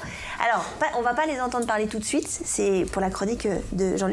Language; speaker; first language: French; native; French